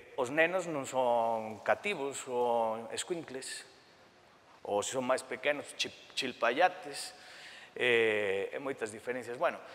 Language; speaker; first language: Galician; early bilingual, other home language; Spanish